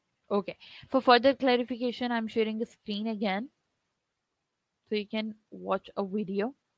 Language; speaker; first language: English; non-native, local second language; Urdu